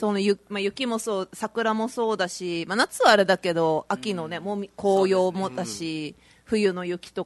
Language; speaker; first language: Japanese; native; Japanese